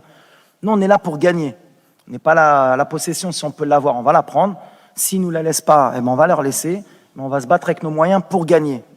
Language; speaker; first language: French; native; French